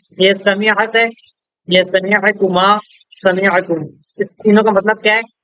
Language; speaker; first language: Urdu; native; Urdu